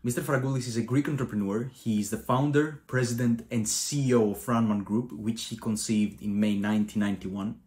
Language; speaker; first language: English; non-native, fluent; Greek